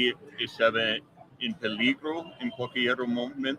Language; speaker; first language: Spanish; non-native, fluent; English